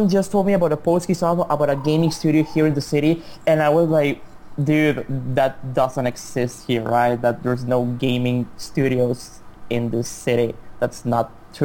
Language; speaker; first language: English; non-native, fluent; Spanish